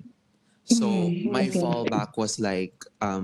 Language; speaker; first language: English; non-native, local second language; Filipino